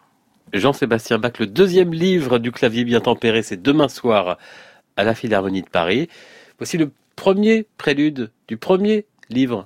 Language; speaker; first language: French; native; French